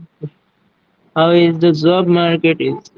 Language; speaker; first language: English; non-native, learner; Bangla